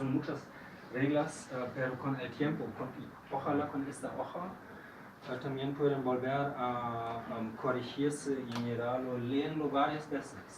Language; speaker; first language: Spanish; non-native, fluent; German